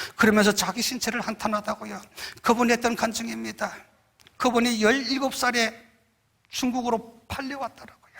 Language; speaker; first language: Korean; native; Korean